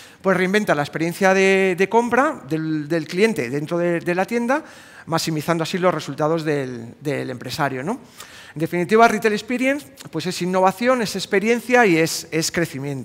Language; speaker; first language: Spanish; native; Spanish